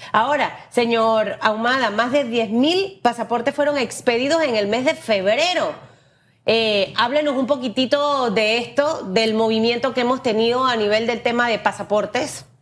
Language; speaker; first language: Spanish; native; Spanish